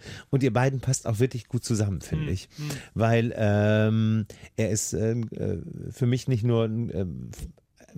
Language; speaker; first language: German; native; German